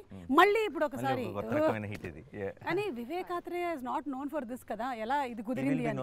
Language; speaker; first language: Telugu; native; Telugu